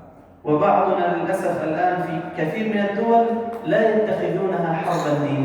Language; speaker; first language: Arabic; native; Arabic